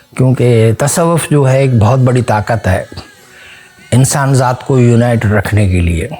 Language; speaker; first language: Urdu; non-native, local second language; Sindhi